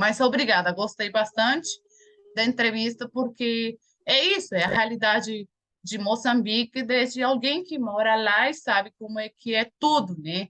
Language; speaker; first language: Portuguese; non-native, fluent; Spanish